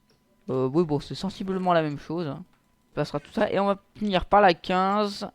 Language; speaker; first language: French; native; French